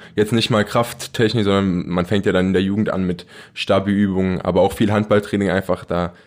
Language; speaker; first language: German; native; German